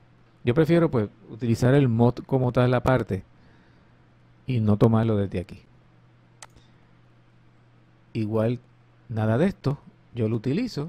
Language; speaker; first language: Spanish; native; Spanish